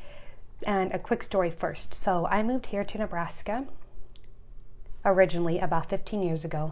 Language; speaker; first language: English; native; English